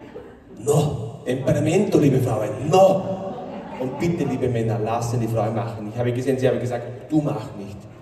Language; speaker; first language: German; non-native, learner; Italian